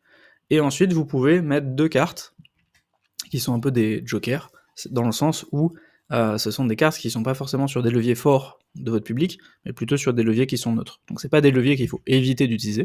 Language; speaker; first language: French; native; French